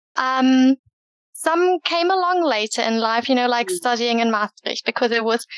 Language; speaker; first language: English; early bilingual, other home language; German